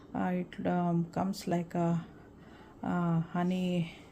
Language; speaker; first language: English; non-native, local second language; Kannada